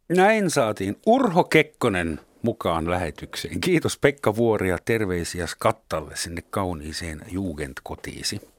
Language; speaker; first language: Finnish; non-native, fluent; German